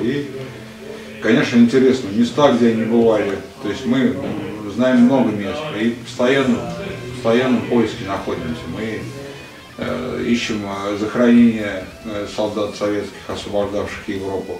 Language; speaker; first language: Russian; native; Russian